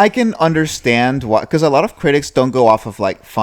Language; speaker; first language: English; native; English